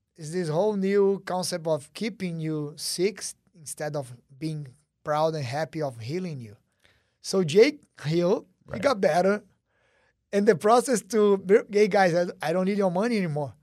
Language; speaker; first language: English; early bilingual, other home language; Portuguese